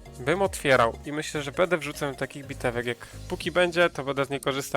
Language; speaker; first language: Polish; native; Polish